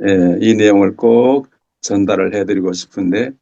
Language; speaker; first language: Korean; native; Korean